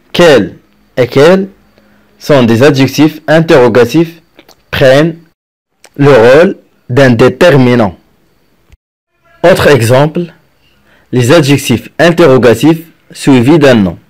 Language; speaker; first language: French; non-native, local second language; Arabic